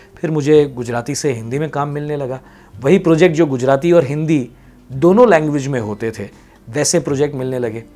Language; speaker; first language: Hindi; non-native, local second language; Gujarati